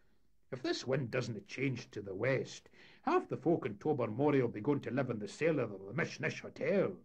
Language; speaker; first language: English; native; English